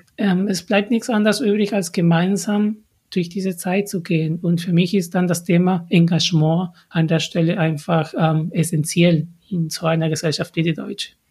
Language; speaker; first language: German; non-native, fluent; Spanish